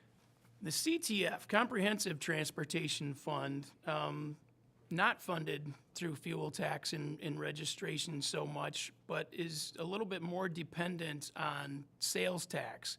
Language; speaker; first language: English; native; English